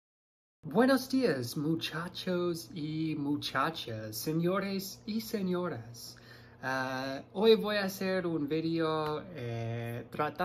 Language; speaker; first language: Spanish; non-native, fluent; English